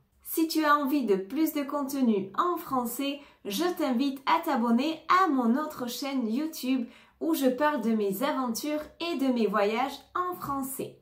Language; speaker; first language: French; native; French